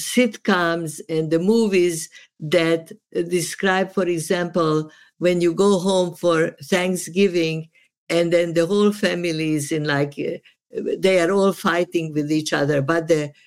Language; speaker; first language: English; non-native, fluent; Serbian